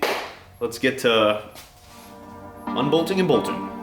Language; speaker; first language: English; native; English